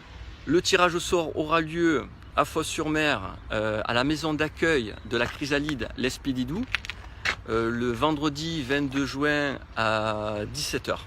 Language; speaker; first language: French; native; French